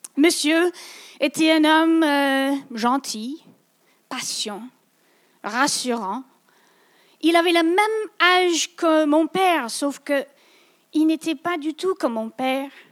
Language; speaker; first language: French; non-native, local second language; English